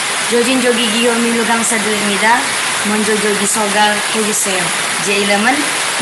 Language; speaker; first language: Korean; non-native, learner; Indonesian